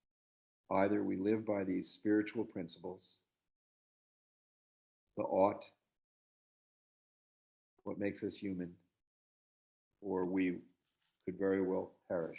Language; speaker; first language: English; native; English